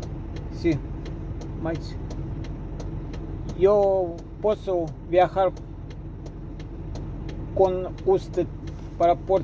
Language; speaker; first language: Spanish; non-native, learner; Russian